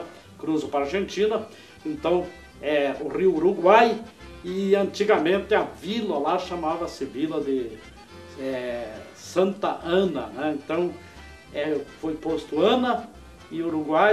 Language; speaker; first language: Portuguese; native; Portuguese